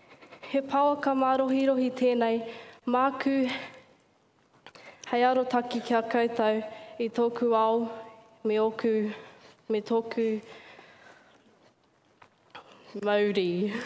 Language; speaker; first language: Māori; non-native, learner; English